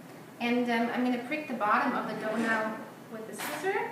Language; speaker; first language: English; non-native, fluent; German